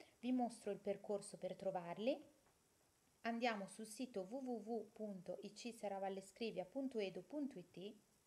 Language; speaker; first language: Italian; native; Italian